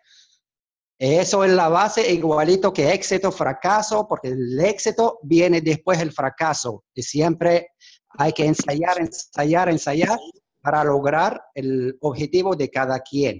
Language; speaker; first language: Spanish; non-native, fluent; Arabic